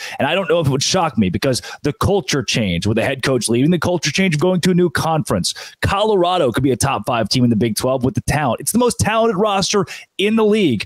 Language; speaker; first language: English; native; English